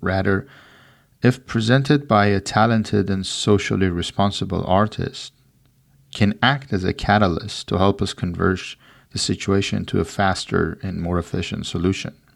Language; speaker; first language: English; non-native, fluent; Persian